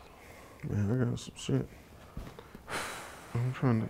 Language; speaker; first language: English; native; English